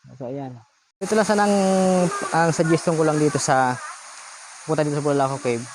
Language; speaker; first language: Filipino; non-native, local second language; Bikol